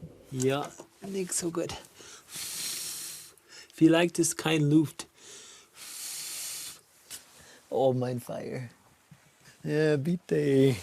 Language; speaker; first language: German; non-native, learner; English